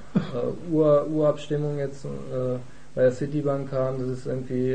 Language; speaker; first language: German; native; German